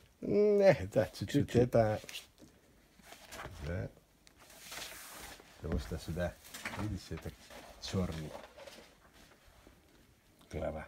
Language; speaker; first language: Russian; non-native, learner; Greek